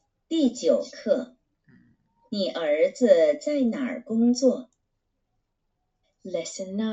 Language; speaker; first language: Chinese; non-native, learner; Vietnamese